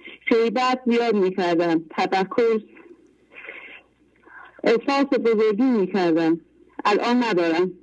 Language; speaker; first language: Persian; non-native, local second language; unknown